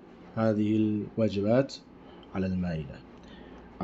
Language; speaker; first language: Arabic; non-native, fluent; English